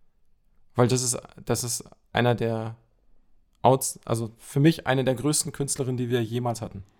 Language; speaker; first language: German; native; German